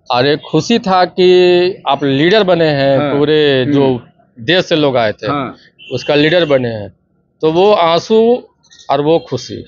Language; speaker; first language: Hindi; native; Hindi